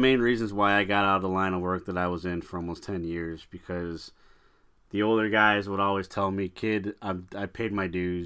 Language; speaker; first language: English; native; English